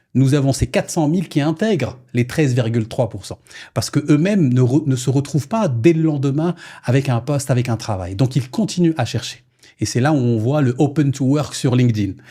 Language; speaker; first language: French; non-native, local second language; Arabic